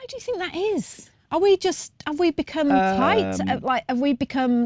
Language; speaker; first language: English; native; English